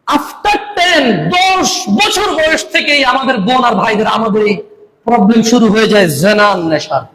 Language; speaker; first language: Bangla; early bilingual, heritage; Bangla